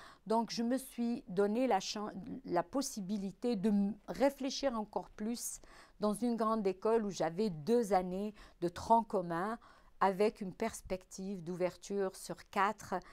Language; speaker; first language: French; non-native, local second language; Arabic